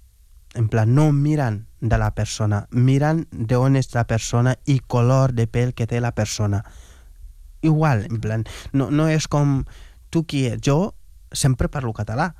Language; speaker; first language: Catalan; non-native, fluent; Wolof